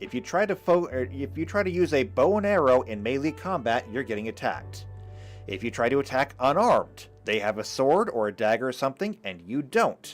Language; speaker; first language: English; native; English